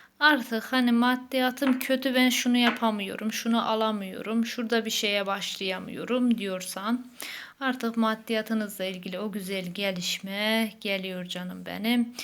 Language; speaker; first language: Turkish; native; Turkish